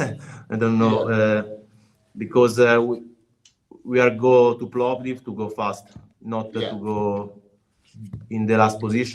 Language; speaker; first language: English; non-native, learner; Italian